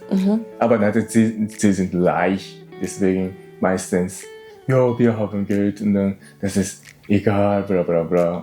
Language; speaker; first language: German; non-native, learner; Japanese